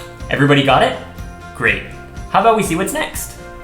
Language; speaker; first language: English; native; English